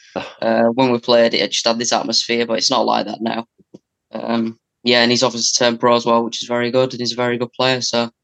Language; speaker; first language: English; native; English